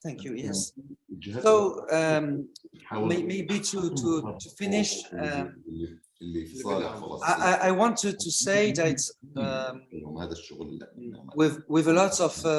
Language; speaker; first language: English; non-native, learner; French